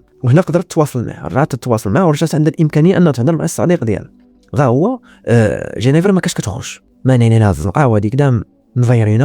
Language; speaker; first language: Arabic; native; Arabic